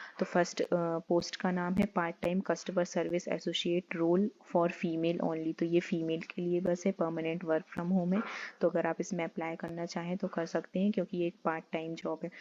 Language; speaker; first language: Hindi; native; Hindi